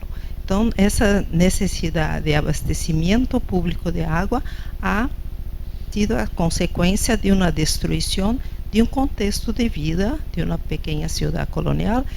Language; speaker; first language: Spanish; non-native, fluent; Portuguese